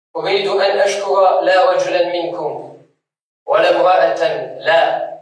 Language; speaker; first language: Arabic; non-native, fluent; French